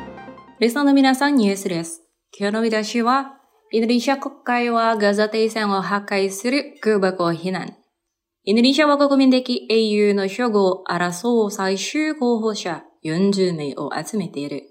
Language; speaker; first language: Japanese; non-native, fluent; Indonesian